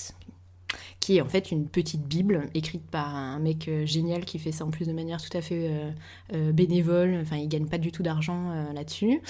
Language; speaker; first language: French; native; French